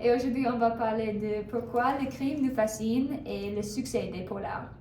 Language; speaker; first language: French; non-native, learner; English